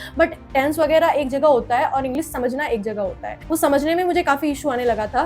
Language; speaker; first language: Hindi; native; Hindi